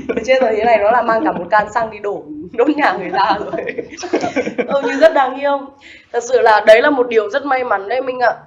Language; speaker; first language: Vietnamese; native; Vietnamese